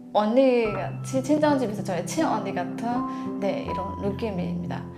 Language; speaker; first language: Korean; non-native, learner; Burmese